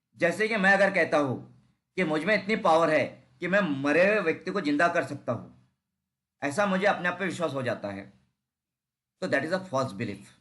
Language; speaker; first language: Hindi; non-native, local second language; Marathi